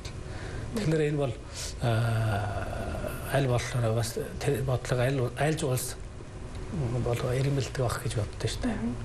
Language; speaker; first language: Mongolian; non-native, fluent; Turkish